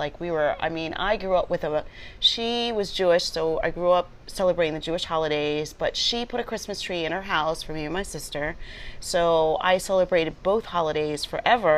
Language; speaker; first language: English; native; English